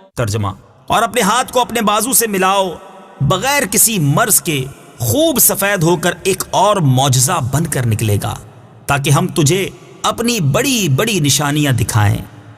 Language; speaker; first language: Urdu; native; Urdu